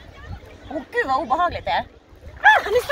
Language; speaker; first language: Swedish; native; Swedish